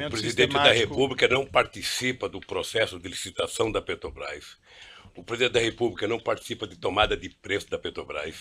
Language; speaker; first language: Portuguese; native; Portuguese